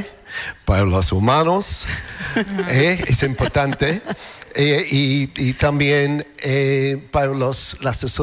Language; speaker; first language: Spanish; non-native, learner; English